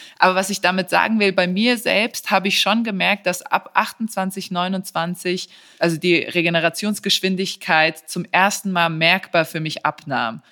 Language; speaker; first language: German; early bilingual, other home language; Serbian